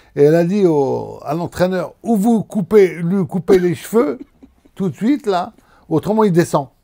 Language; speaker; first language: French; native; French